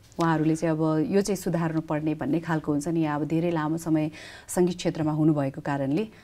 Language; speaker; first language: Nepali; native; Nepali